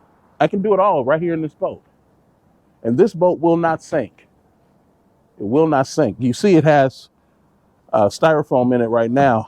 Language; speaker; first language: English; native; English